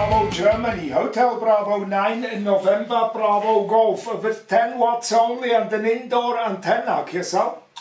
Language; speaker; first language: English; non-native, fluent; German